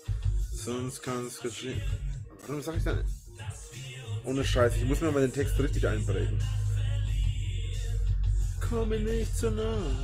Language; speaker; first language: German; native; German